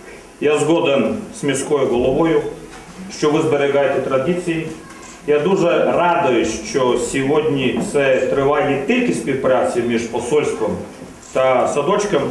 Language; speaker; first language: Ukrainian; non-native, fluent; Latvian